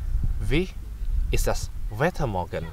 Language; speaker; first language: German; non-native, fluent; Indonesian